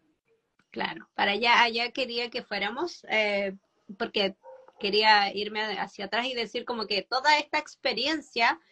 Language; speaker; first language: Spanish; native; Spanish